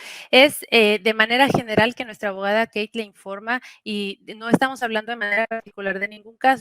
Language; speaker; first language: Spanish; native; Spanish